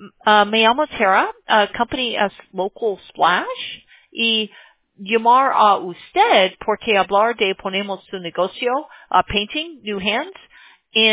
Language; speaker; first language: Spanish; non-native, learner; English